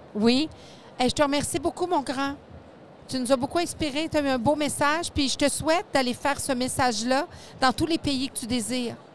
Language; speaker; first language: French; native; French